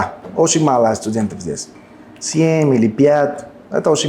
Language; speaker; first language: Russian; non-native, learner; Spanish